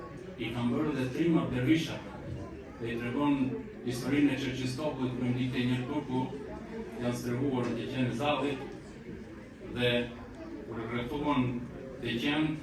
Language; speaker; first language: Albanian; native; Albanian